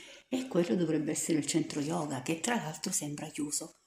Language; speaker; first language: Italian; native; Italian